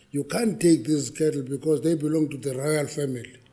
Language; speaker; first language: English; non-native, local second language; Xhosa